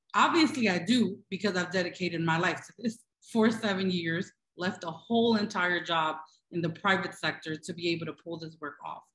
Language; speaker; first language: English; native; English